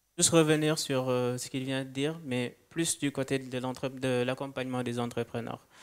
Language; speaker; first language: French; non-native, local second language; Wolof